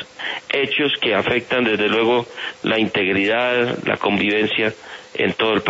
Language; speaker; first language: Spanish; native; Spanish